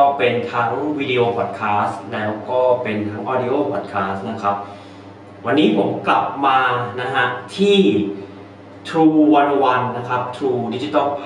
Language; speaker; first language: Thai; native; Thai